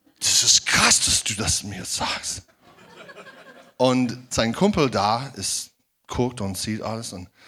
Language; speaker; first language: German; non-native, fluent; English